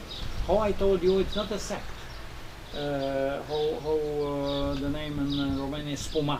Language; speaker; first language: English; non-native, learner; Romanian